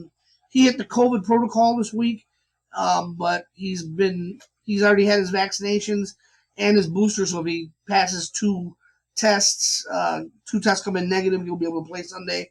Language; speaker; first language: English; native; English